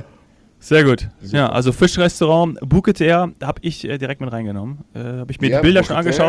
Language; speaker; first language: German; native; German